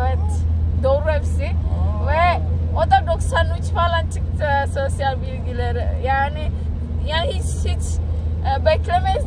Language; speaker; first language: Turkish; non-native, learner; Indonesian